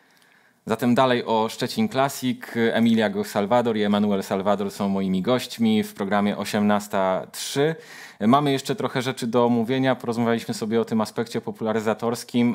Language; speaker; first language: Polish; native; Polish